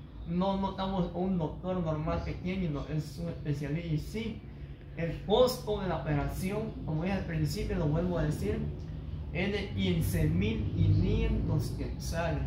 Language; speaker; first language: Spanish; native; Spanish